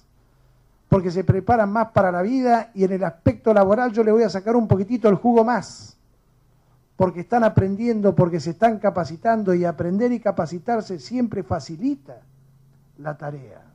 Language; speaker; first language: Spanish; native; Spanish